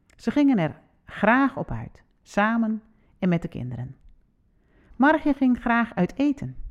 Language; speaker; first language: Dutch; non-native, local second language; Western Frisian